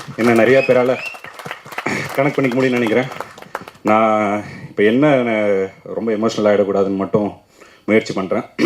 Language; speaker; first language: Tamil; native; Tamil